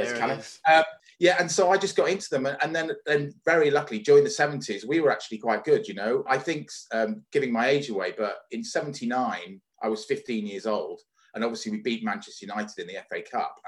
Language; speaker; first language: English; native; English